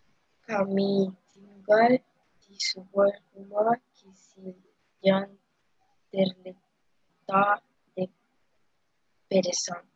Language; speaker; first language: Indonesian; non-native, learner; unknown